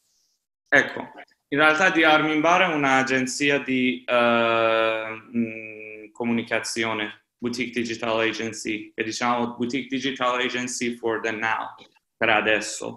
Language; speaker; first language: Italian; non-native, fluent; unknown